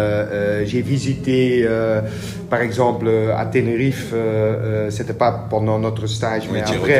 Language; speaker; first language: French; non-native, learner; Dutch